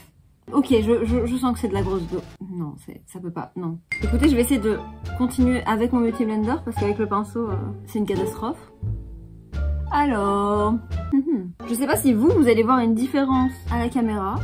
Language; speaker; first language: French; native; French